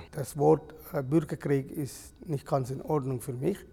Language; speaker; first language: German; non-native, fluent; Sinhala